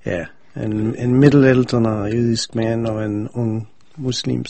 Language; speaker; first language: Danish; non-native, fluent; English